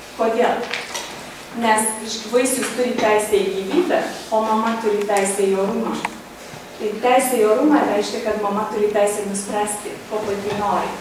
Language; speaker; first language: Lithuanian; non-native, fluent; Hungarian